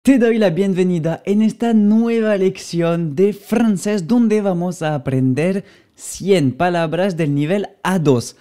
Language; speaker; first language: Spanish; non-native, fluent; French